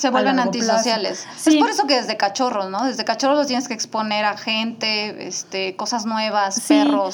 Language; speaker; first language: Spanish; native; Spanish